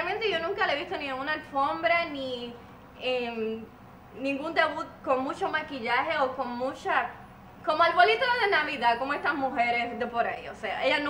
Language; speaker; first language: Spanish; native; Spanish